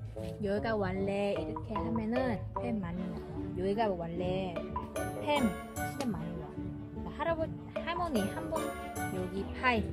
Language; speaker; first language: Korean; non-native, learner; Vietnamese